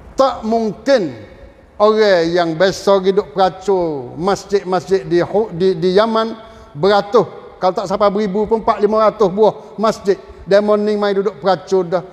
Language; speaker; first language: Malay; native; Malay